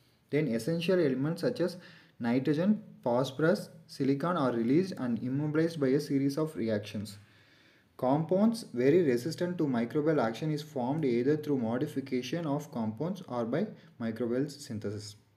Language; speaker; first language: English; non-native, local second language; Tamil